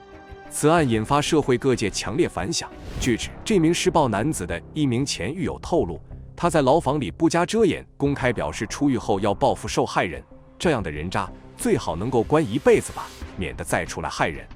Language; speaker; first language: Chinese; native; Chinese